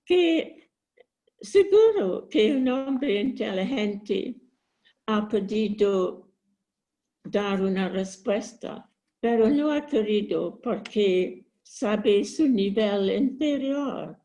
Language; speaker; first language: Spanish; non-native, learner; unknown